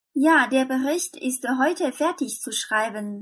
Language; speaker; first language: German; non-native, fluent; Chinese